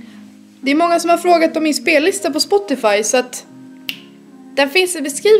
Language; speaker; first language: Swedish; native; Swedish